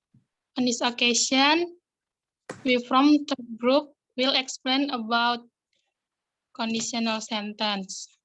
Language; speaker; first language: English; non-native, learner; Indonesian